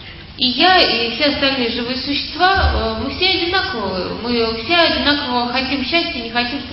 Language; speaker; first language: Russian; native; Russian